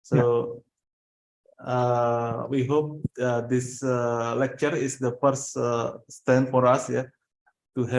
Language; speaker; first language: English; non-native, fluent; Indonesian